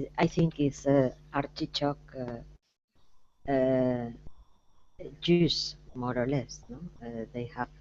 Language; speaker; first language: English; non-native, learner; Spanish